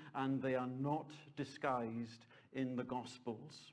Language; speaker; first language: English; native; English